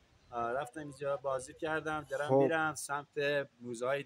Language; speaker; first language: Persian; native; Persian